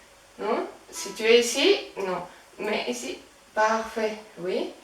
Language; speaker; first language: French; non-native, fluent; Spanish